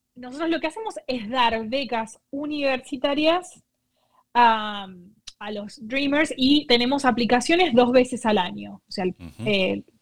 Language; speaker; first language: Spanish; native; Spanish